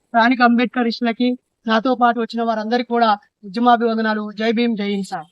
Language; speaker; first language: Telugu; native; Telugu